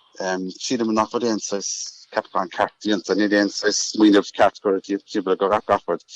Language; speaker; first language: Irish; native; Irish